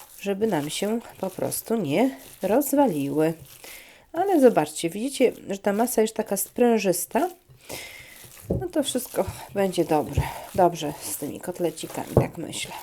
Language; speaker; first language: Polish; native; Polish